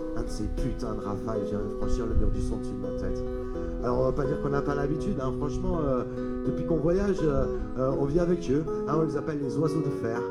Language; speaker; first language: French; native; French